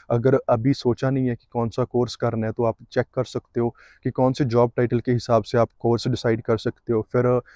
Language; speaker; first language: Hindi; non-native, local second language; Punjabi